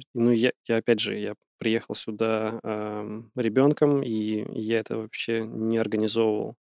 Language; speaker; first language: Russian; early bilingual, heritage; Russian